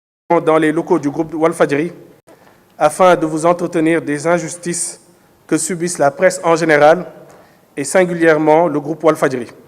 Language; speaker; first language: French; non-native, local second language; Wolof